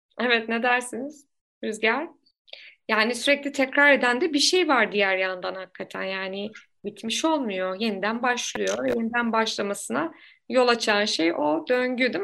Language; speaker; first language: Turkish; native; Turkish